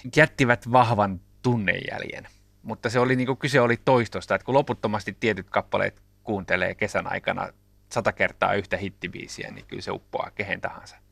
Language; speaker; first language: Finnish; early bilingual, other home language; Japanese